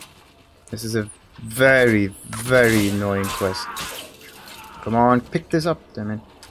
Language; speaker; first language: English; non-native, fluent; German